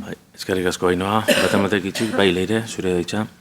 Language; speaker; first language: Basque; native; Basque